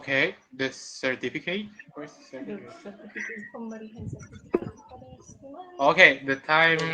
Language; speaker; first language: English; non-native, fluent; Indonesian